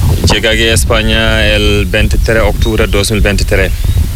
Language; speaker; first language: Spanish; non-native, learner; Fula